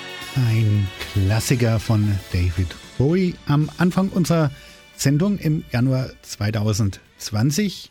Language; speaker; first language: German; native; German